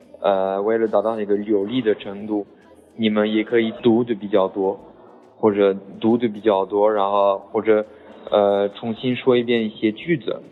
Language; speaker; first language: Chinese; non-native, fluent; French